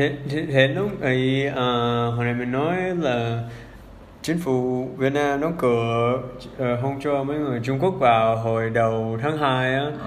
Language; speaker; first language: Vietnamese; early bilingual, heritage; English